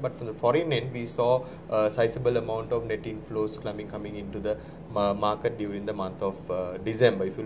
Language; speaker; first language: English; non-native, local second language; Sinhala